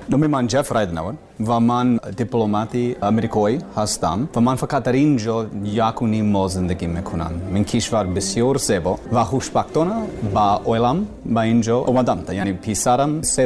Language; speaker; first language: Persian; non-native, learner; English